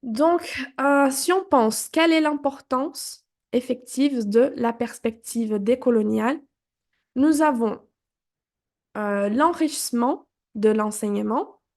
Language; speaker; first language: French; non-native, fluent; Portuguese